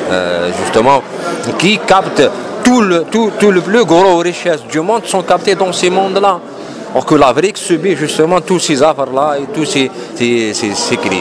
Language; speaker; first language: French; non-native, local second language; Arabic